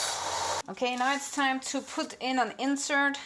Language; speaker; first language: English; non-native, fluent; German